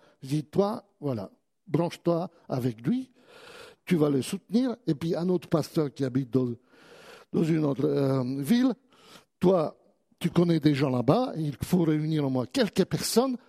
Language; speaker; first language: French; native; French